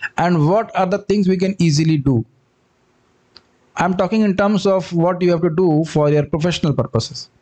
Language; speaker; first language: English; non-native, local second language; Hindi